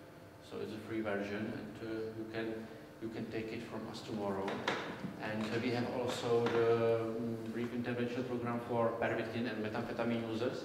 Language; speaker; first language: English; non-native, learner; Czech